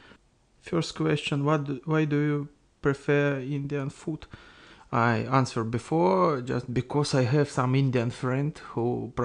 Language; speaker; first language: English; non-native, learner; Russian